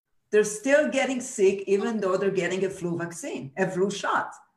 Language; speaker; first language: English; non-native, fluent; Hebrew